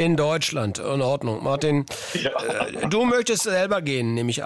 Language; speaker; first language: German; native; German